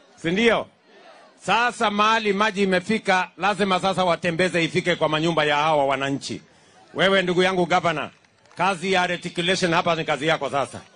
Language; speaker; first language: Swahili; non-native, local second language; Kalenjin